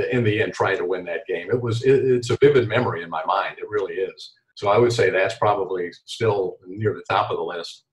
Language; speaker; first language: English; native; English